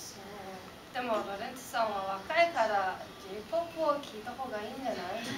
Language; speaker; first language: Japanese; non-native, learner; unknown